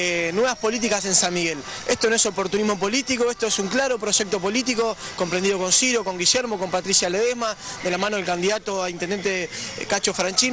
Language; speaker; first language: Spanish; native; Spanish